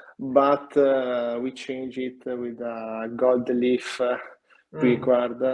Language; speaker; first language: English; non-native, learner; Italian